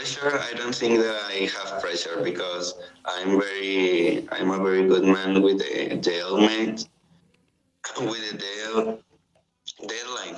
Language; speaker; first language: English; non-native, learner; Spanish